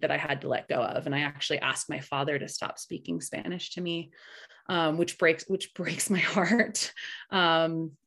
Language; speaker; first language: English; early bilingual, other home language; Spanish